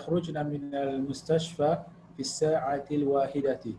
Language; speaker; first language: Arabic; non-native, learner; English